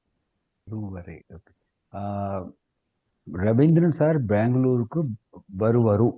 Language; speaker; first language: Kannada; non-native, learner; Tamil